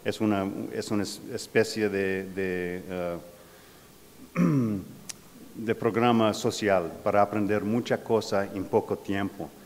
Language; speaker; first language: Spanish; non-native, fluent; English